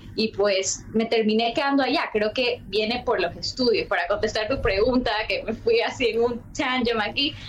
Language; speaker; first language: Spanish; early bilingual, heritage; Spanish